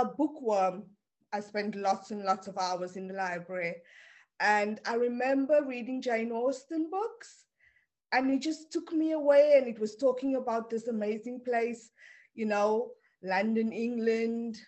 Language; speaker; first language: English; non-native, local second language; Afrikaans